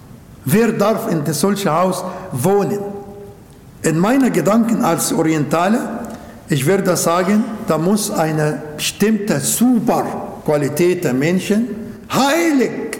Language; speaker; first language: German; non-native, local second language; Arabic